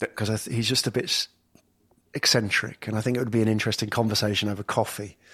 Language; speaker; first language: English; native; English